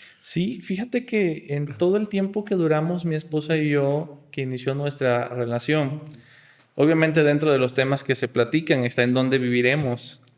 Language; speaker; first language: Spanish; native; Spanish